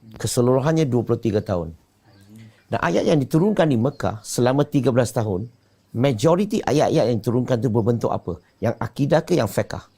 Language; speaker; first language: Malay; non-native, local second language; Chinese